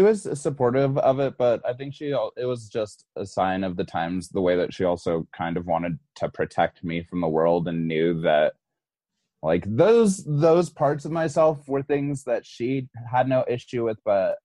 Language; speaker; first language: English; native; English